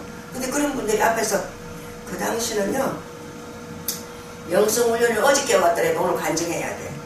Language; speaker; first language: Korean; native; Korean